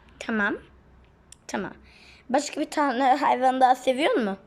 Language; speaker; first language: Turkish; non-native, learner; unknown